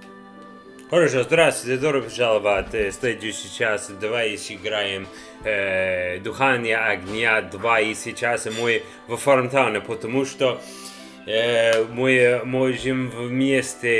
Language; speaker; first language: Russian; non-native, learner; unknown